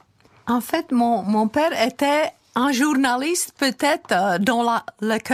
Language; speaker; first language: French; non-native, fluent; Czech